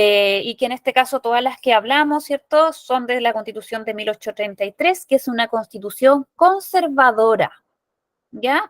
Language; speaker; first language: Spanish; native; Spanish